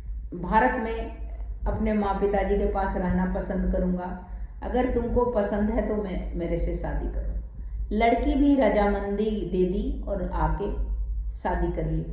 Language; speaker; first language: Hindi; native; Hindi